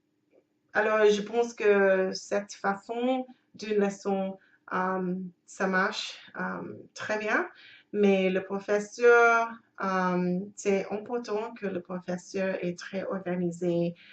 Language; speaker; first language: French; non-native, learner; English